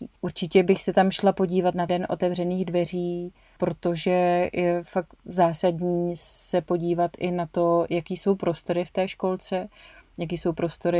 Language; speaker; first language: Czech; native; Czech